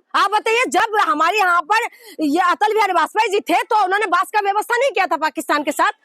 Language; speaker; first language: Hindi; non-native, local second language; Assamese